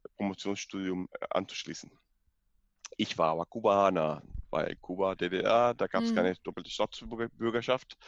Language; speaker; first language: German; non-native, fluent; Spanish